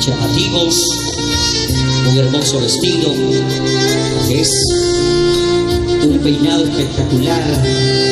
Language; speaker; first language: Spanish; native; Spanish